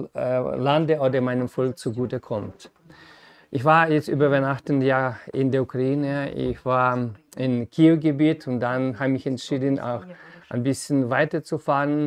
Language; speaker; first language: German; non-native, fluent; Ukrainian